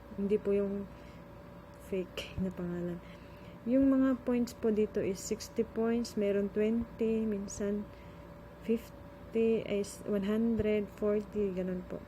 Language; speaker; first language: Filipino; non-native, local second language; Cebuano